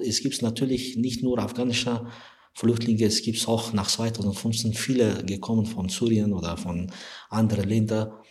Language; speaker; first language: German; non-native, learner; Persian